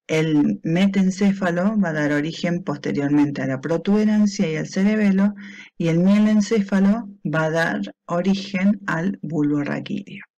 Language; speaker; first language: Spanish; native; Spanish